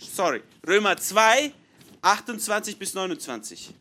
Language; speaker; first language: German; non-native, fluent; English